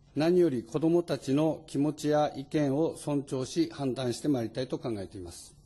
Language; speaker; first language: Japanese; native; Japanese